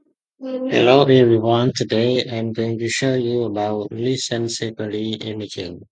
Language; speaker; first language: English; non-native, fluent; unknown